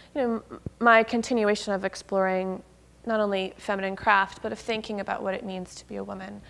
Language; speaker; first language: English; native; English